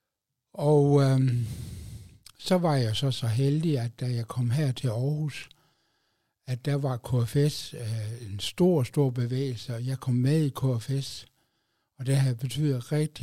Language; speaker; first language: Danish; native; Danish